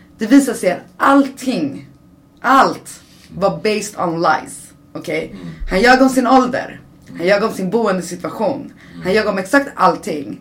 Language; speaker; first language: Swedish; early bilingual, other home language; Persian